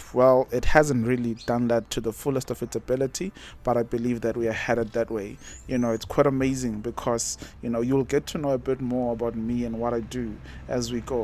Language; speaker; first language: English; non-native, local second language; Zulu